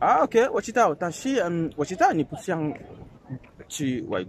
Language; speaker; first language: Chinese; non-native, learner; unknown